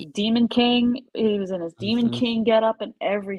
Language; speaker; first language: English; native; English